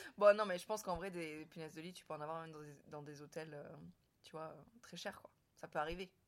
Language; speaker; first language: French; native; French